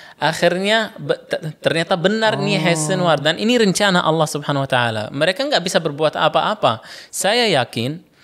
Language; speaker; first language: Indonesian; non-native, fluent; Arabic